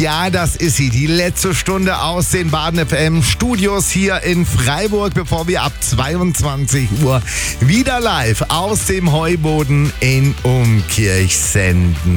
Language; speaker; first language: German; native; German